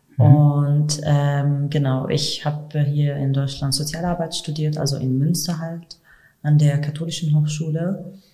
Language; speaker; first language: German; non-native, fluent; Kurdish